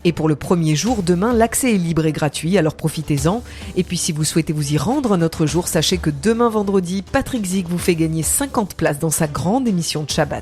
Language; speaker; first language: French; native; French